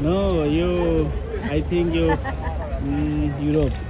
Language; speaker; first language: English; non-native, learner; Bangla